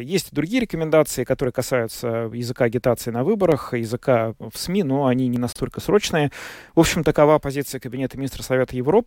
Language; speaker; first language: Russian; native; Russian